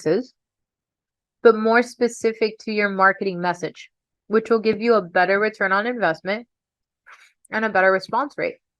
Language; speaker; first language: English; native; English